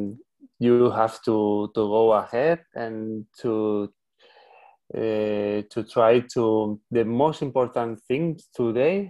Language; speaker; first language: English; non-native, learner; Spanish